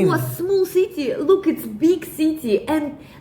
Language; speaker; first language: English; non-native, learner; Russian